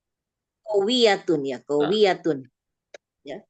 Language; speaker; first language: Arabic; non-native, learner; Indonesian